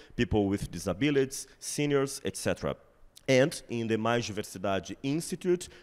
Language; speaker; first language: English; non-native, fluent; Portuguese